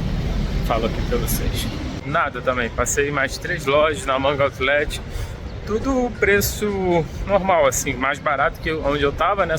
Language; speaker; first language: Portuguese; native; Portuguese